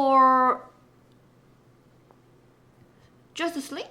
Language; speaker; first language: English; non-native, learner; Korean